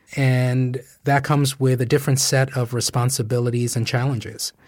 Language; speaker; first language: English; native; English